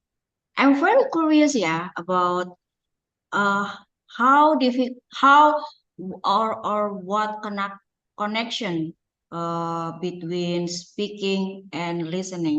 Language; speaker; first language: English; non-native, fluent; Indonesian